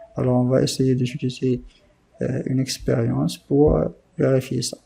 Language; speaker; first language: French; non-native, local second language; Arabic